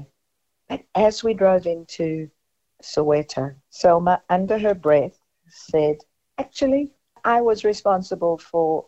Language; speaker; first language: English; native; English